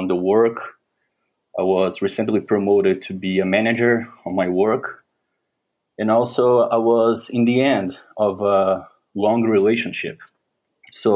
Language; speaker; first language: English; non-native, fluent; Portuguese